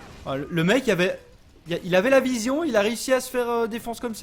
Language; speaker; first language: French; native; French